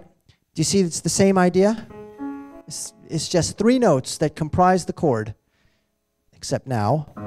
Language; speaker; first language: English; native; English